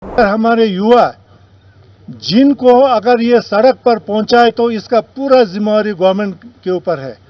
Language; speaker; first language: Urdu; non-native, local second language; Ladakhi